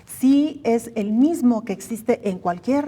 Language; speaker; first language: Spanish; native; Spanish